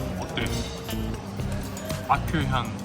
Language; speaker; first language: Korean; native; Korean